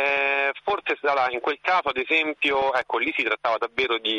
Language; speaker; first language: Italian; native; Italian